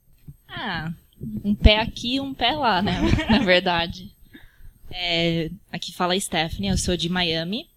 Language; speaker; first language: Portuguese; early bilingual, heritage; Portuguese